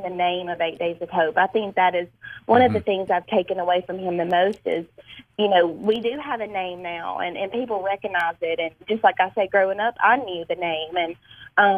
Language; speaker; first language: English; native; English